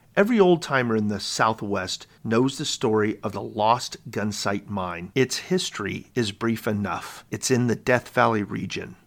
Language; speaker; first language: English; native; English